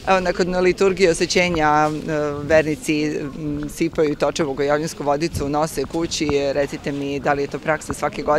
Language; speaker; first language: Serbian; native; Serbian